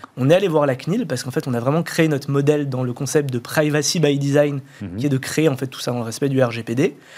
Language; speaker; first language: French; native; French